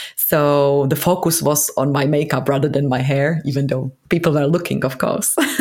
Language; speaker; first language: English; non-native, fluent; Czech